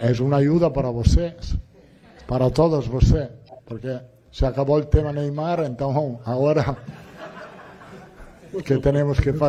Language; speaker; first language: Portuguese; non-native, learner; Italian